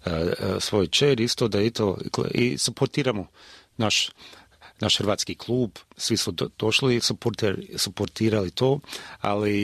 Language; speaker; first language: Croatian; early bilingual, heritage; Croatian